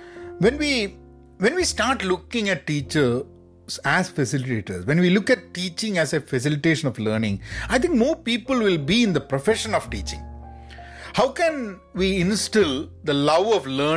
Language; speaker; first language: English; non-native, local second language; Malayalam